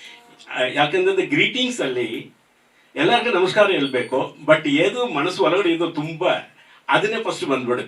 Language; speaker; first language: Kannada; non-native, fluent; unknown